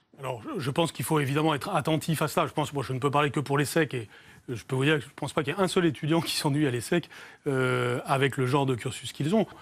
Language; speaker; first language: French; native; French